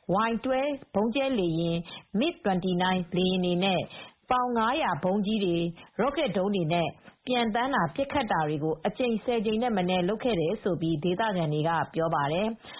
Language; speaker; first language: Burmese; native; Burmese